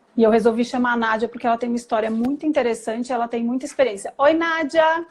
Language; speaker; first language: Portuguese; native; Portuguese